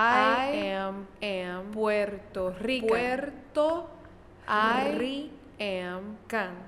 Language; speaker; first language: English; non-native, local second language; Spanish